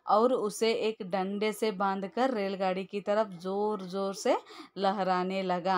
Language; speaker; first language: Hindi; non-native, local second language; Kannada